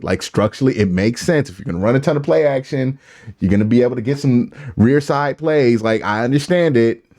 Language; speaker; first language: English; native; English